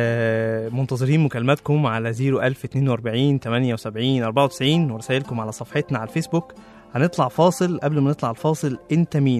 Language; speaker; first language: Arabic; native; Arabic